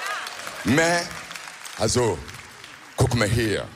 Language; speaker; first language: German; non-native, learner; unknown